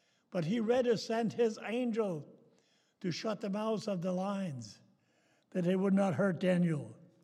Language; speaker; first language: English; native; English